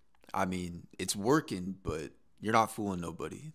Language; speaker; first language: English; native; English